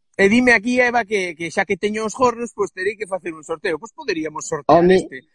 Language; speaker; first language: Galician; non-native, local second language; Spanish